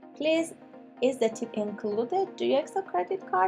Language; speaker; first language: English; non-native, fluent; Persian